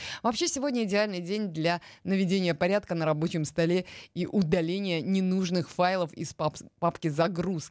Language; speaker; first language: Russian; native; Russian